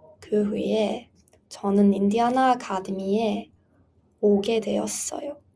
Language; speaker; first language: Korean; non-native, learner; English